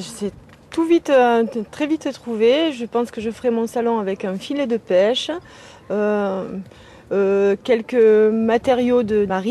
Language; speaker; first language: French; native; French